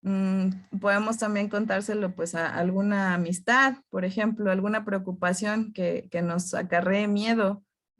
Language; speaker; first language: Spanish; native; Spanish